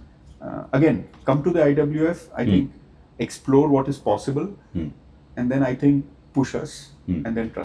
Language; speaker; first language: English; non-native, local second language; Hindi